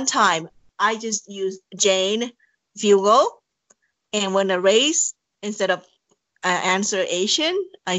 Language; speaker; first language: English; non-native, fluent; Thai